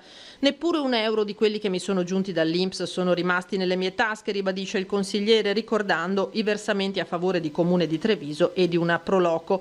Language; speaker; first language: Italian; native; Italian